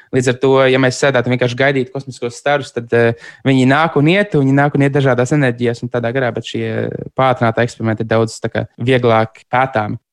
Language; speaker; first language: Latvian; native; Latvian